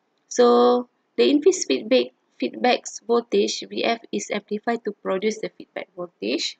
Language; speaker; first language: English; non-native, local second language; Malay